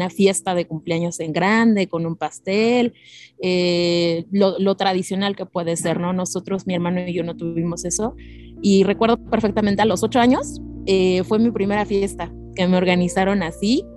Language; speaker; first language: Spanish; native; Spanish